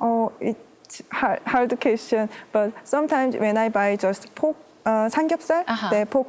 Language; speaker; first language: English; non-native, learner; Korean